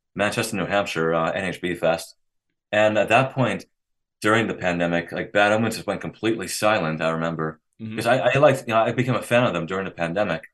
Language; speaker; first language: English; native; English